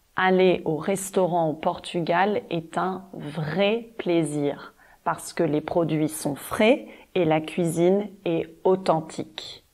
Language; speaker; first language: French; native; French